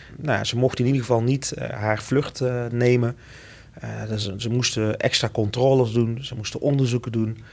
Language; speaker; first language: Dutch; early bilingual, other home language; Lingala